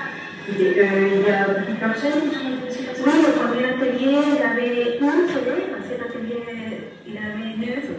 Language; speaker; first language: French; non-native, learner; Spanish